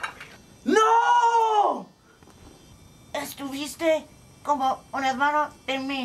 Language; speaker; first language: Spanish; non-native, learner; English